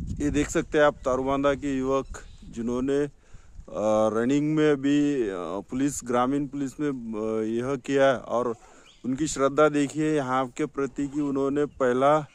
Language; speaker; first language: Hindi; non-native, local second language; Marathi